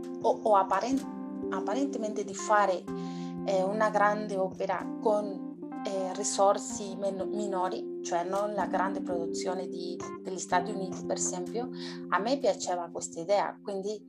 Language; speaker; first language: Italian; non-native, learner; Spanish